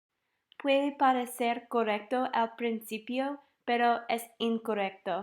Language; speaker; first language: Spanish; non-native, fluent; English